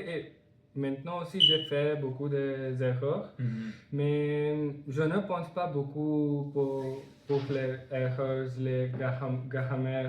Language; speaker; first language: French; non-native, learner; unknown